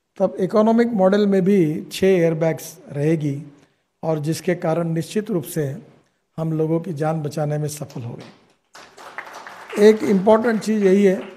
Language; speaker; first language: Hindi; non-native, local second language; Marathi